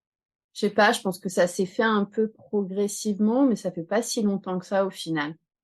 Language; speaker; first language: French; native; French